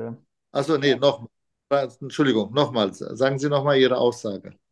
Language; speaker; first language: German; non-native, fluent; Turkish